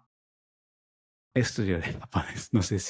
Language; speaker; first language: Spanish; non-native, fluent; Japanese